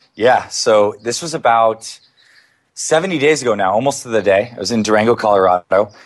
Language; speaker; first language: English; native; English